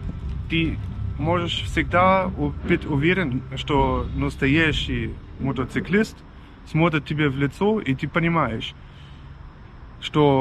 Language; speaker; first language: Russian; non-native, fluent; German